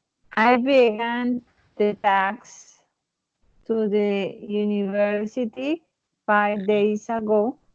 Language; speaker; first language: English; non-native, learner; Spanish